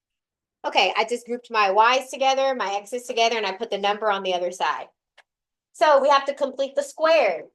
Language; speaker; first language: English; native; English